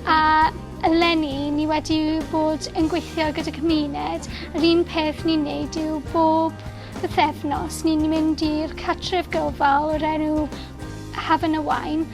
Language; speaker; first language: Welsh; non-native, local second language; English